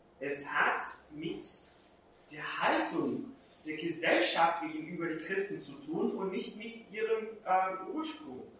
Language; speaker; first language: German; non-native, fluent; Portuguese